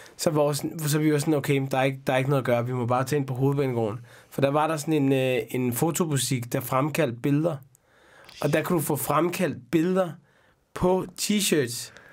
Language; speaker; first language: Danish; early bilingual, other home language; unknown